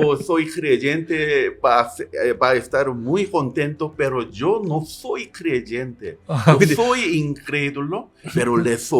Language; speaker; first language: Spanish; non-native, learner; Korean